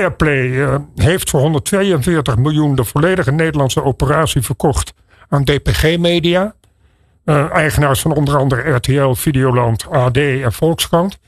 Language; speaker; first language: Dutch; native; Dutch